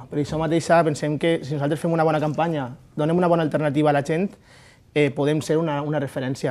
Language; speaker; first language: Catalan; native; Catalan